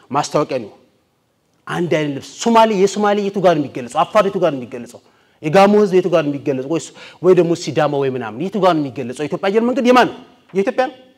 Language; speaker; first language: Amharic; non-native, local second language; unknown